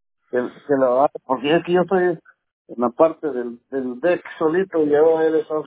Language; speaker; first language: Spanish; native; Spanish